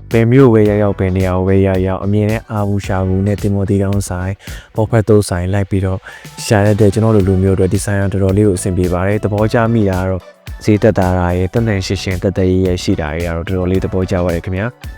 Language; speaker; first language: Burmese; native; Burmese